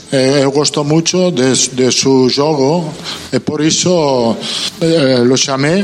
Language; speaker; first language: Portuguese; non-native, learner; Italian